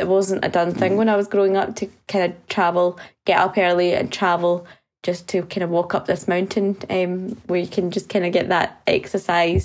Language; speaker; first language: English; native; English